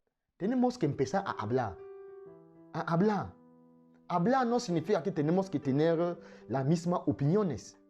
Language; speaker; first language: Spanish; non-native, fluent; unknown